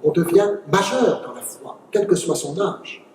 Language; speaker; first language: French; native; French